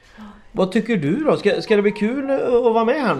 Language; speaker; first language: Swedish; native; Swedish